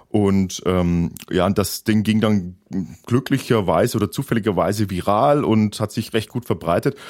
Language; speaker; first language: German; native; German